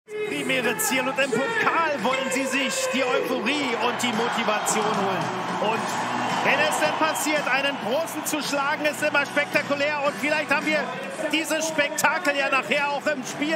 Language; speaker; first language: German; native; German